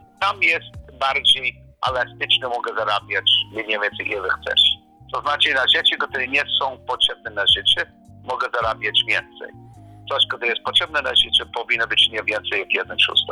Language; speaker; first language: Polish; non-native, learner; English